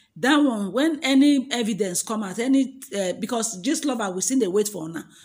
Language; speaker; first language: Nigerian Pidgin; non-native, local second language; Yoruba